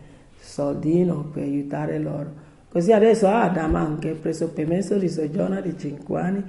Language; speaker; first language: Italian; non-native, learner; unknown